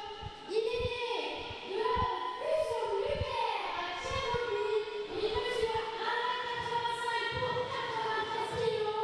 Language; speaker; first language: French; native; French